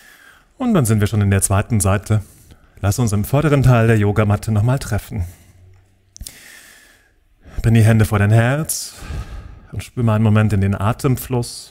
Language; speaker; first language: German; native; German